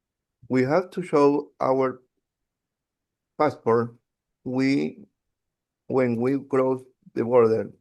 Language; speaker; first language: English; non-native, learner; Spanish